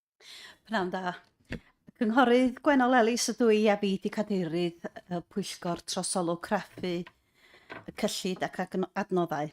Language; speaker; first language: Welsh; native; Welsh